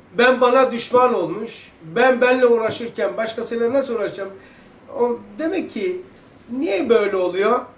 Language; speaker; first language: Turkish; native; Turkish